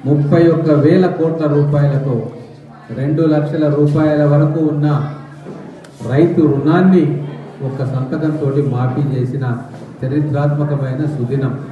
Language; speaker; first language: Telugu; native; Telugu